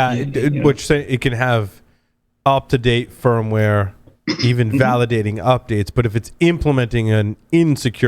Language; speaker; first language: English; native; English